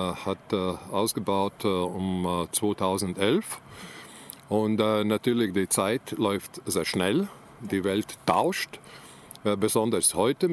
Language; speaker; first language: German; non-native, learner; Latvian